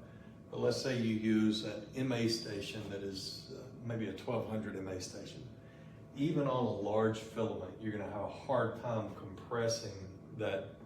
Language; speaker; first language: English; native; English